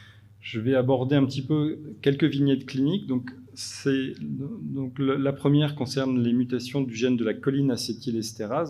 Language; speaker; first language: French; native; French